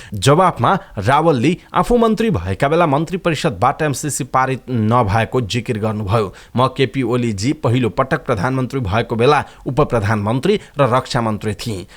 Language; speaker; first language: Nepali; native; Nepali